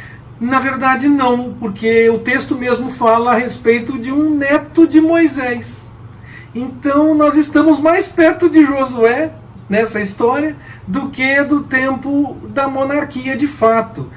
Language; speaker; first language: Portuguese; native; Portuguese